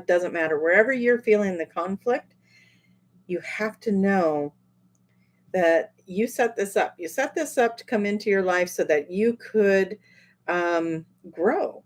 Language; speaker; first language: English; native; English